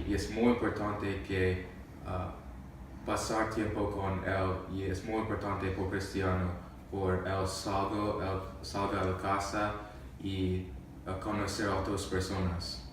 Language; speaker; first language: Spanish; non-native, learner; English